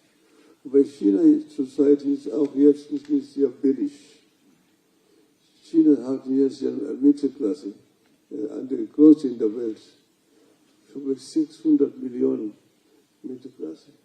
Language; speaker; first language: German; non-native, fluent; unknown